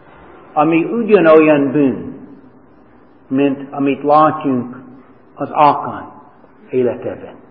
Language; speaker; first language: Hungarian; non-native, fluent; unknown